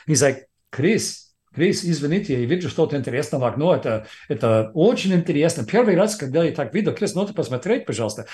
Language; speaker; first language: Russian; non-native, fluent; English